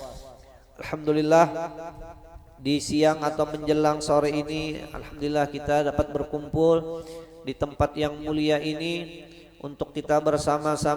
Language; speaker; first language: Indonesian; non-native, local second language; Banjar